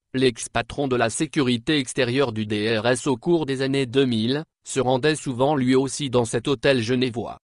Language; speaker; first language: French; non-native, local second language; Arabic